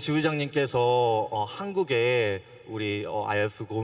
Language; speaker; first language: Korean; early bilingual, heritage; Korean